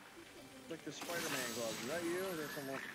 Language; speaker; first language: English; native; English